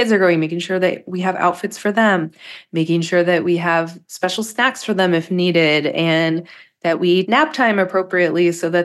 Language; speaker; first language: English; native; English